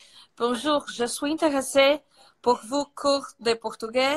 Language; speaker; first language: French; non-native, learner; Portuguese